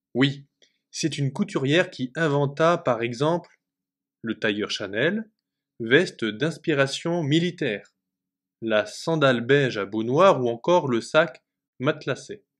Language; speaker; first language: French; native; French